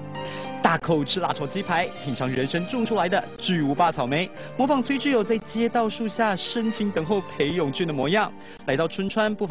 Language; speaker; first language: Chinese; native; Chinese